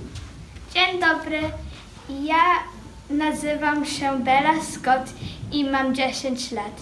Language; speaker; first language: Polish; non-native, learner; English